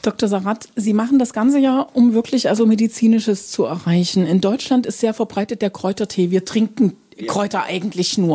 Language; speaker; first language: German; native; German